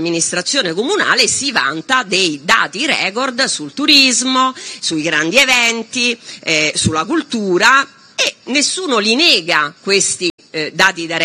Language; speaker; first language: Italian; native; Italian